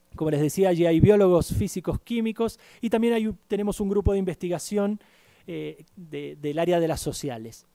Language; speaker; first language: Spanish; native; Spanish